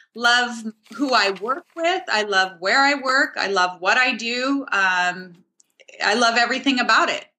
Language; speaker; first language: English; native; English